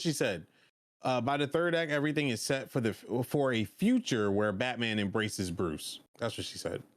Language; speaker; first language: English; native; English